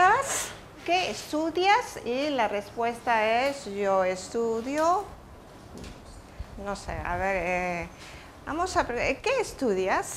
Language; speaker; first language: Spanish; native; Spanish